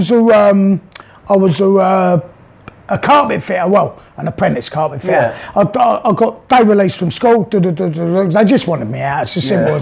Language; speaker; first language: English; native; English